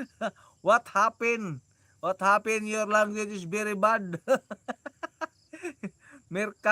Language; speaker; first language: English; non-native, learner; Cebuano